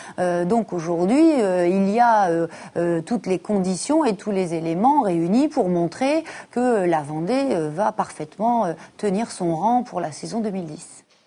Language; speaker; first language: French; native; French